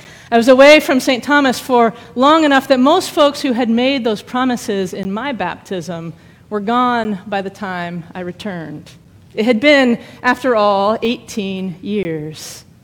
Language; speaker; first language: English; native; English